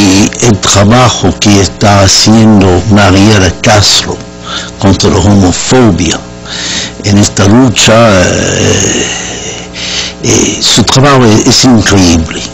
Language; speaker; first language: Spanish; non-native, learner; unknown